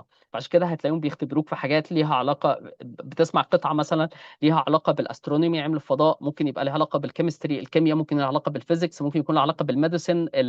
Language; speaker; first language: Arabic; native; Arabic